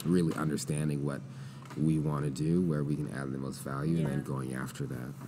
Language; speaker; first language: English; native; English